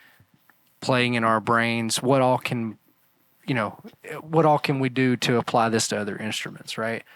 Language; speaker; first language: English; native; English